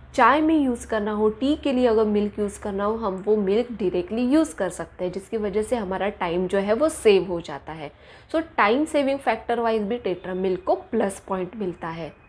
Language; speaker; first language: Hindi; non-native, local second language; Marathi